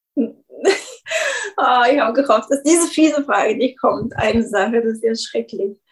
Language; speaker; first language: German; non-native, fluent; Bulgarian